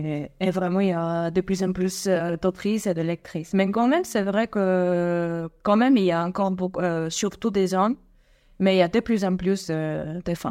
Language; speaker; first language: French; non-native, fluent; Spanish